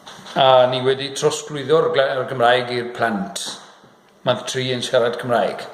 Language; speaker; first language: Welsh; early bilingual, heritage; Welsh